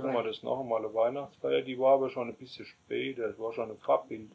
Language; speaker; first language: German; native; German